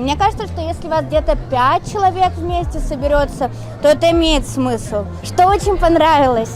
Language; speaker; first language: Russian; native; Russian